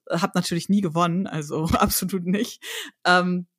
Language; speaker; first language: German; native; German